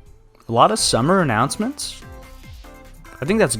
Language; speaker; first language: English; native; English